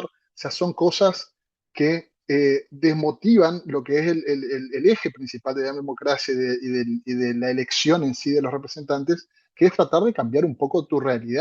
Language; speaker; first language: Spanish; native; Spanish